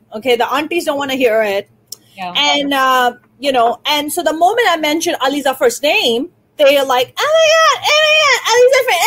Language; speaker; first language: English; non-native, local second language; Urdu